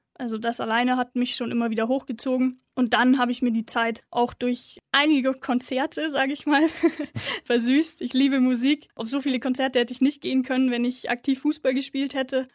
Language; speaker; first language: German; native; German